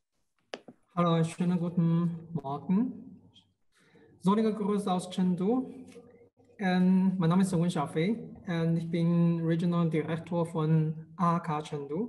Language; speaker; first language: German; non-native, fluent; Chinese